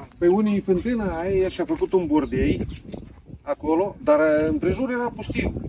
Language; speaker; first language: Romanian; native; Romanian